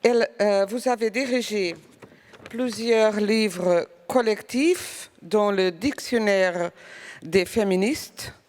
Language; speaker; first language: French; non-native, fluent; Portuguese